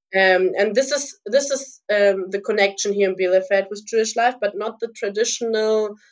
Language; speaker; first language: English; early bilingual, other home language; Russian